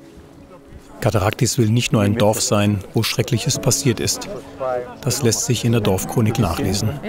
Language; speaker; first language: German; native; German